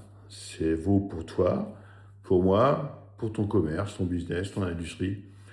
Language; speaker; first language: French; native; French